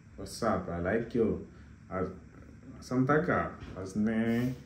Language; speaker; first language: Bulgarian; non-native, learner; Portuguese